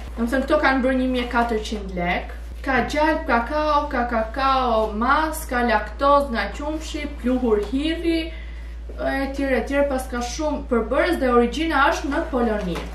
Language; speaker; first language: Albanian; early bilingual, heritage; Albanian